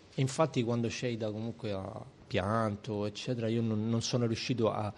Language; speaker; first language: Italian; native; Italian